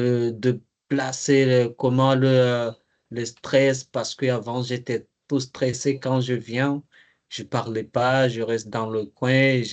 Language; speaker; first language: French; non-native, learner; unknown